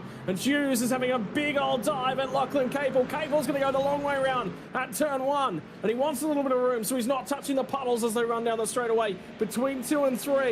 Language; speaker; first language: English; native; English